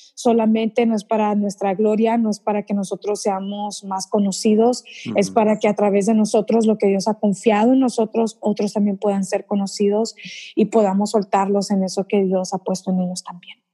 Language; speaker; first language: Spanish; early bilingual, heritage; Spanish